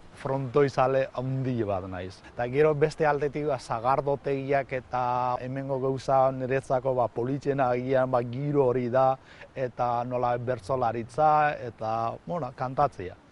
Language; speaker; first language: Basque; early bilingual, other home language; Urdu